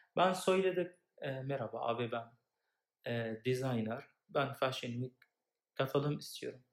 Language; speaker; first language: Turkish; non-native, fluent; Arabic